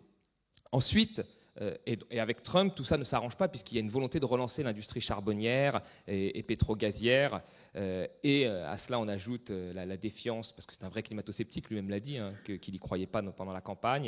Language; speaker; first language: French; native; French